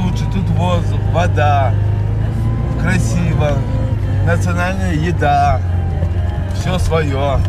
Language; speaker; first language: Russian; non-native, local second language; Ingush